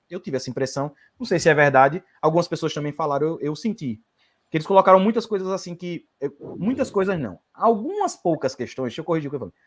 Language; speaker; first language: Portuguese; native; Portuguese